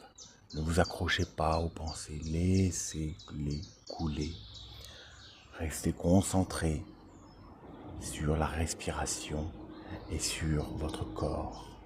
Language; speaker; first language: French; native; French